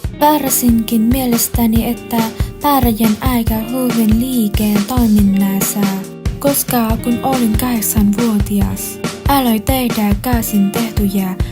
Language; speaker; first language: Finnish; non-native, learner; Vietnamese